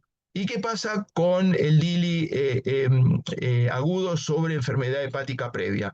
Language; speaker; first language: Spanish; native; Spanish